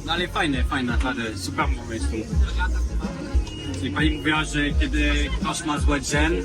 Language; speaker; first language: Polish; non-native, learner; French